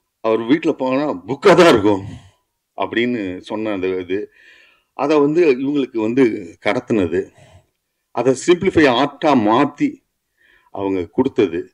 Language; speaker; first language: Tamil; native; Tamil